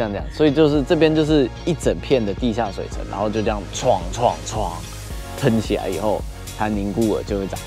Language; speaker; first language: Chinese; native; Chinese